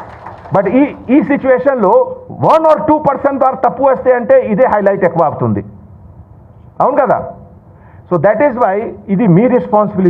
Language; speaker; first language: Telugu; non-native, local second language; Hindi